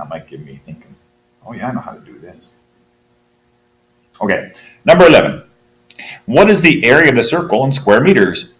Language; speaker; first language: English; native; English